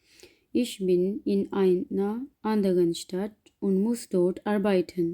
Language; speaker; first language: German; non-native, learner; Urdu